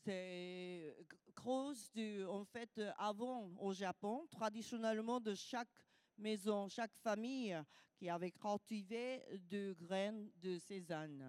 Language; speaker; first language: French; non-native, learner; Japanese